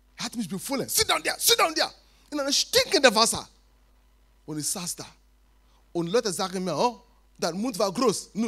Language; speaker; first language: German; non-native, fluent; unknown